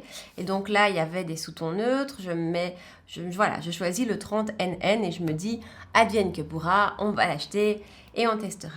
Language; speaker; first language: French; native; French